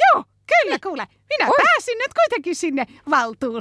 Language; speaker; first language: Finnish; native; Finnish